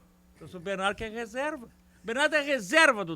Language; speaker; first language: Portuguese; native; Portuguese